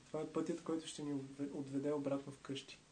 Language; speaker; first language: Bulgarian; native; Bulgarian